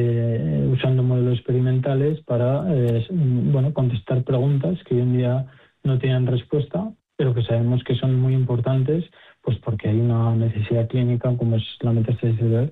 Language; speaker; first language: Spanish; native; Spanish